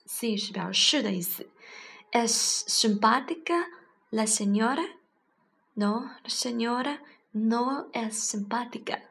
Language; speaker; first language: Spanish; non-native, learner; Chinese